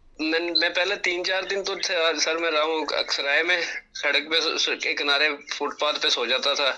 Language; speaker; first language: Urdu; non-native, local second language; Punjabi